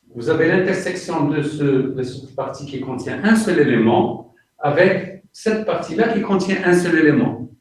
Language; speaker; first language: French; non-native, local second language; Arabic